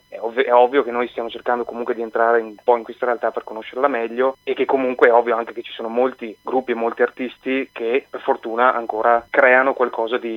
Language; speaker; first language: Italian; native; Italian